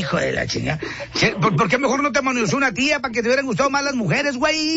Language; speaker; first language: Spanish; native; Spanish